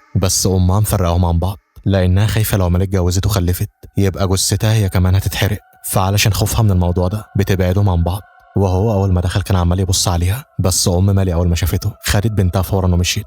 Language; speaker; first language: Arabic; native; Arabic